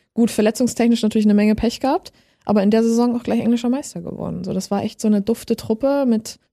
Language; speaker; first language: German; native; German